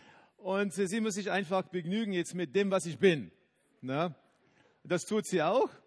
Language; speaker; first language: German; non-native, fluent; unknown